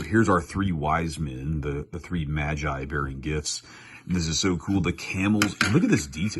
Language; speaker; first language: English; native; English